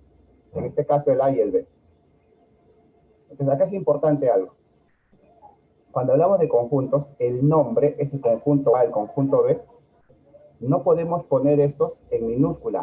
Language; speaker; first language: Spanish; native; Spanish